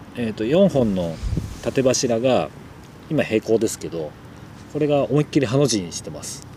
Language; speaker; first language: Japanese; native; Japanese